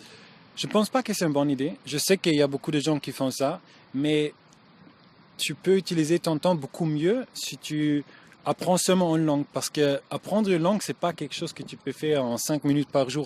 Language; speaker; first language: French; non-native, learner; German